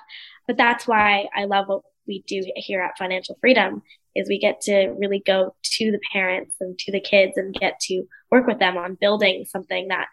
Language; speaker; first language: English; native; English